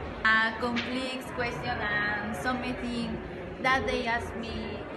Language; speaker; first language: English; non-native, learner; Spanish